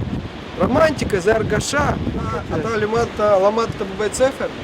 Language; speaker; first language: Hebrew; non-native, fluent; Russian